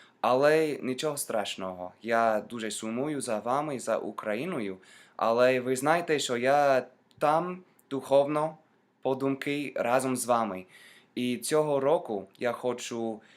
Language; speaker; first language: Ukrainian; non-native, fluent; English